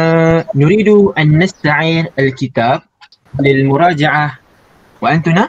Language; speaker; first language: Arabic; non-native, learner; Malay